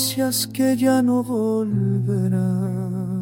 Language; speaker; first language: Spanish; native; Spanish